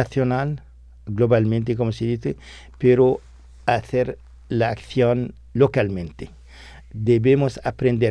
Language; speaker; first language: Spanish; non-native, fluent; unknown